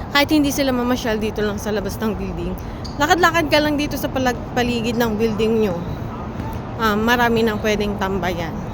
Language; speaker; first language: Filipino; native; Filipino